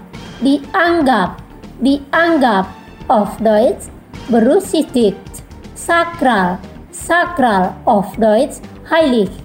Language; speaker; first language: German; non-native, fluent; Indonesian